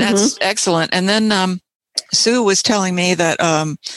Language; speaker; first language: English; native; English